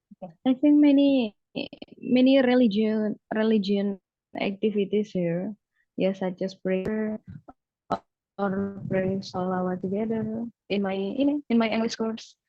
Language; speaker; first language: English; non-native, learner; Indonesian